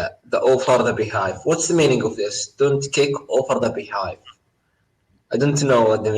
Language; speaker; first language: English; non-native, learner; Arabic